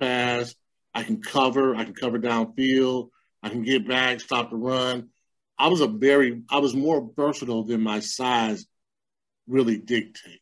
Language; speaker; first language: English; native; English